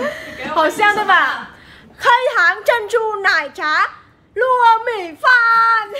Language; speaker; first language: Chinese; non-native, fluent; Vietnamese